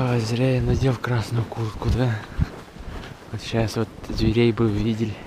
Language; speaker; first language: Russian; non-native, local second language; Yakut